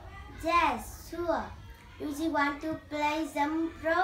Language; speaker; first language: English; non-native, learner; Vietnamese